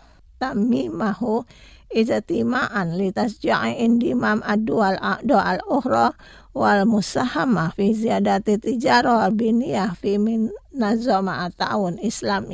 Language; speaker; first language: Arabic; non-native, fluent; Indonesian